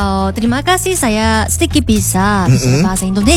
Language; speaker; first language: Indonesian; non-native, learner; Korean